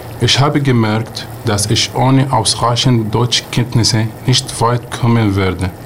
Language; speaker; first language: German; non-native, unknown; Arabic